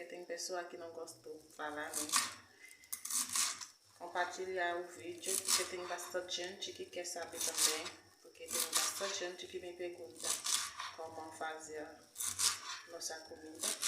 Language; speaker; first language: Portuguese; non-native, learner; Haitian Creole